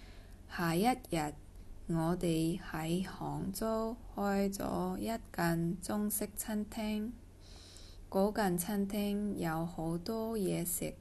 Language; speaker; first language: Cantonese; non-native, learner; Korean